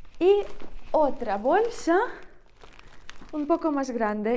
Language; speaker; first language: Spanish; non-native, learner; Ukrainian